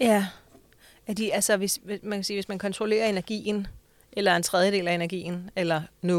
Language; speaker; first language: Danish; native; Danish